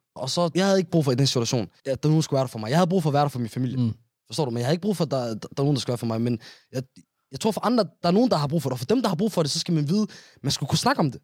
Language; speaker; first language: Danish; early bilingual, other home language; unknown